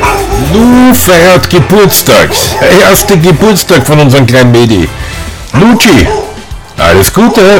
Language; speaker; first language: German; native; German